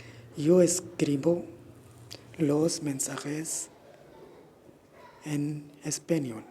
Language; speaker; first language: Spanish; non-native, learner; Urdu